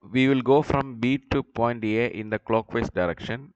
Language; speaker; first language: English; non-native, local second language; Malayalam